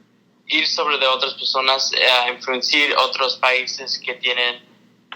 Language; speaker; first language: Spanish; early bilingual, heritage; Spanish